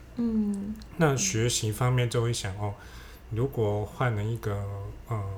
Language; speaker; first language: Chinese; non-native, fluent; Cantonese